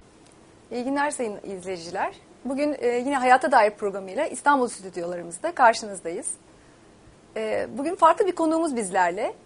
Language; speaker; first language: Turkish; native; Turkish